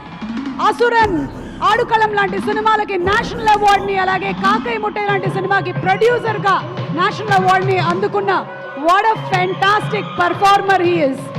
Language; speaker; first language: Telugu; native; Telugu